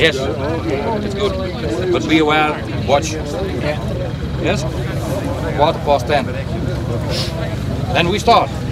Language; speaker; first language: English; non-native, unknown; Dutch